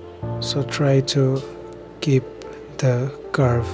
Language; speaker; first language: English; non-native, fluent; Bangla